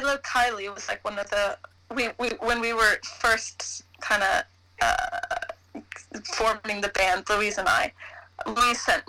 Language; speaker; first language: English; native; English